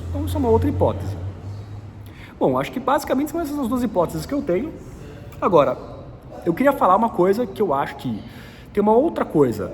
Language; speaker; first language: Portuguese; native; Portuguese